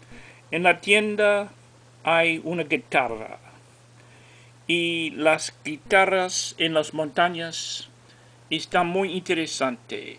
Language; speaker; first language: Spanish; non-native, learner; English